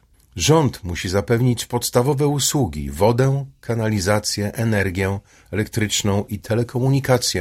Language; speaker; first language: Polish; native; Polish